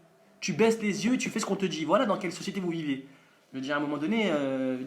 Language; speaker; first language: French; native; French